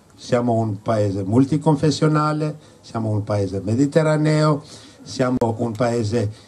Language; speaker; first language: Italian; non-native, fluent; Albanian